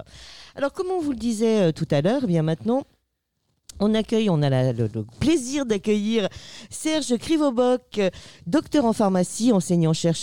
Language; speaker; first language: French; native; French